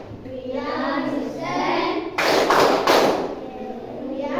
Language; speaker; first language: English; non-native, learner; Indonesian